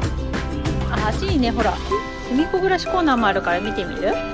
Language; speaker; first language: Japanese; native; Japanese